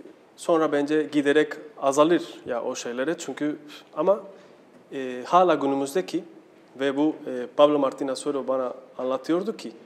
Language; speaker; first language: Turkish; non-native, fluent; Spanish